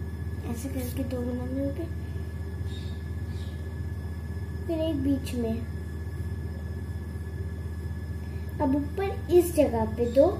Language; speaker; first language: Hindi; native; Hindi